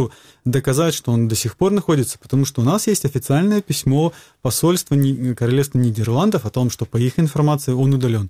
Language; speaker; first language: Russian; native; Russian